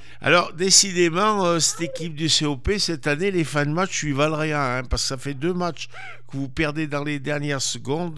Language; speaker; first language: French; native; French